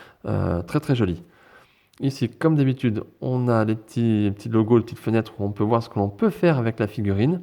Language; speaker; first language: French; native; French